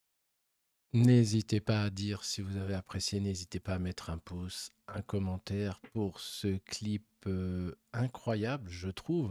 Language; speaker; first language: French; native; French